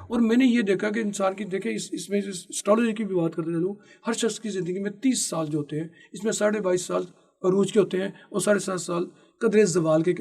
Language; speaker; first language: Urdu; non-native, local second language; Punjabi